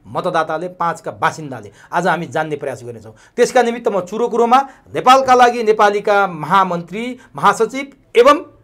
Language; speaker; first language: Nepali; native; Nepali